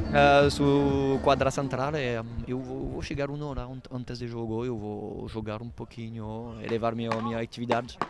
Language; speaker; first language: Portuguese; non-native, learner; Italian